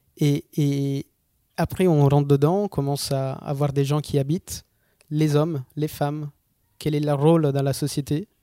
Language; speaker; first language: French; non-native, fluent; Italian